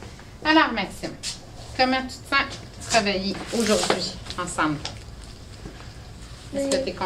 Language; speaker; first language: French; native; French